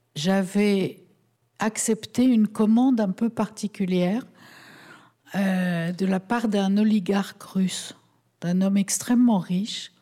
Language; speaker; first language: French; native; French